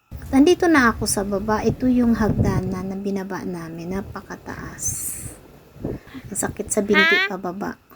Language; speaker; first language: Filipino; non-native, local second language; Cebuano